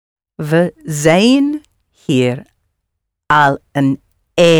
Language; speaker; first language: Dutch; non-native, learner; English